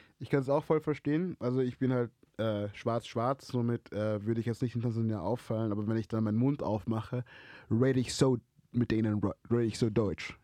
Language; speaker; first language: German; early bilingual, other home language; Swahili